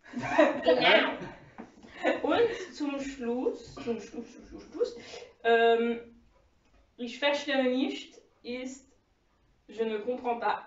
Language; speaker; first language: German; non-native, learner; French